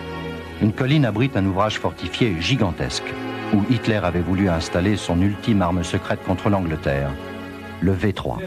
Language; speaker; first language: French; native; French